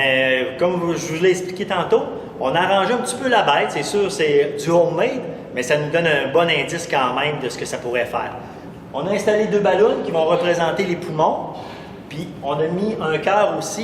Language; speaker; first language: French; native; French